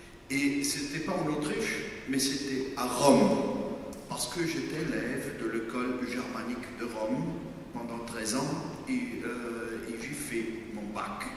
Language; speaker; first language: French; non-native, fluent; German